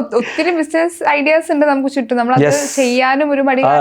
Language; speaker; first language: Malayalam; native; Malayalam